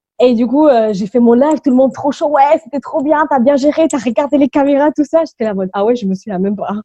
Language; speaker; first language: French; early bilingual, other home language; English